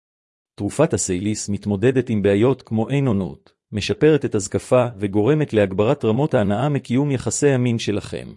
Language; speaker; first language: Hebrew; native; Hebrew